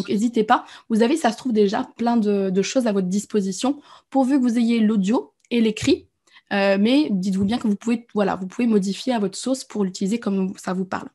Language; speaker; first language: French; native; French